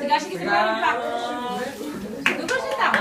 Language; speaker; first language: Bulgarian; native; Bulgarian